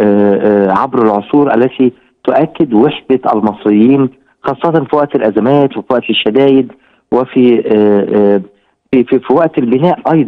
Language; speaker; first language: Arabic; native; Arabic